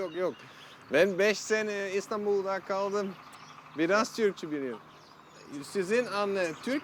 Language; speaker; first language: Turkish; non-native, learner; Dutch